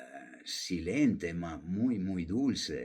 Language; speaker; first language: Spanish; non-native, fluent; Italian